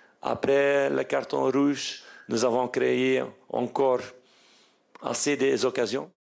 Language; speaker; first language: French; non-native, fluent; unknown